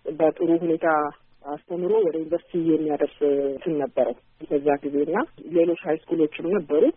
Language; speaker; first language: Amharic; non-native, local second language; Afar